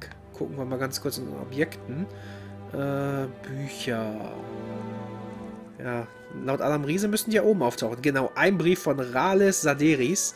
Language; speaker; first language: German; native; German